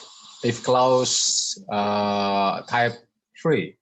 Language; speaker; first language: English; non-native, learner; Indonesian